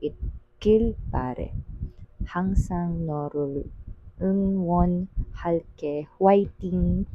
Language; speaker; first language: Korean; non-native, learner; Filipino